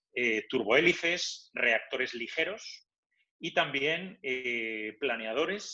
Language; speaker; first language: Spanish; native; Spanish